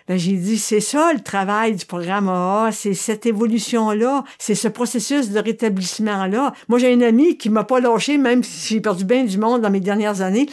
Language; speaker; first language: French; native; French